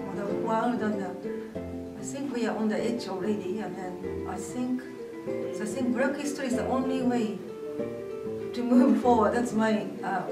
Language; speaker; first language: English; non-native, fluent; Japanese